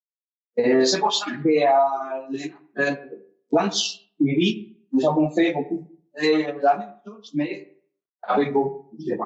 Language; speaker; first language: French; non-native, fluent; Spanish